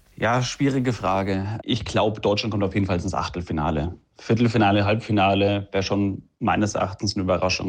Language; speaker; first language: German; native; German